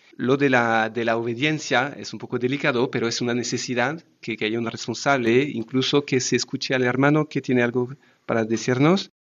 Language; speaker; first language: Spanish; non-native, fluent; French